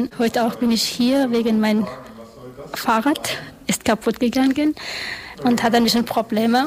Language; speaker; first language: German; non-native, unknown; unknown